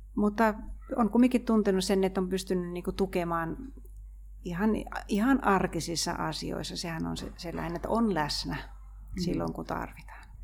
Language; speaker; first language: Finnish; native; Finnish